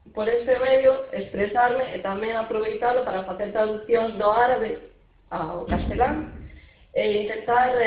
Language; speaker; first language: Galician; non-native, fluent; Arabic